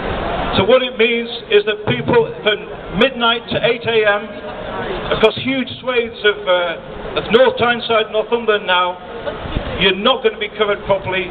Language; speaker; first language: English; native; English